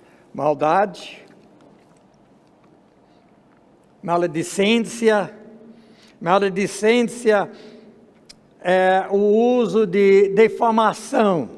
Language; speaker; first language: Portuguese; non-native, fluent; English